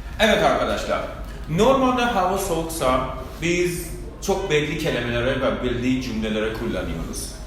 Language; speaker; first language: Turkish; non-native, fluent; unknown